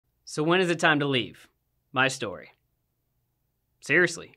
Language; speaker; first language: English; native; English